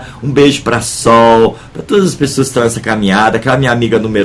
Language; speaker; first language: Portuguese; native; Portuguese